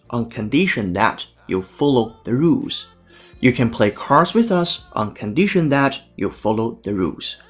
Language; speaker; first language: English; non-native, fluent; Chinese